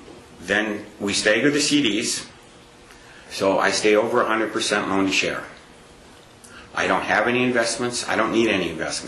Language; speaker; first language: English; native; English